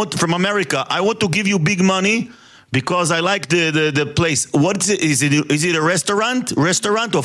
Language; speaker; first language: English; non-native, learner; Hebrew